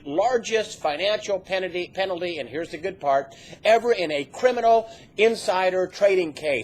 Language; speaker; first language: English; native; English